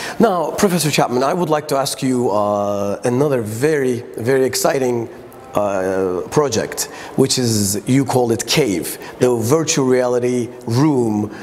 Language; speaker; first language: English; non-native, fluent; Turkish